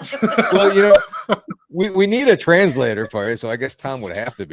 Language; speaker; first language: English; native; English